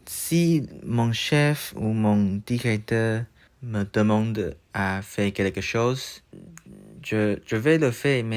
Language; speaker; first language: French; non-native, learner; Chinese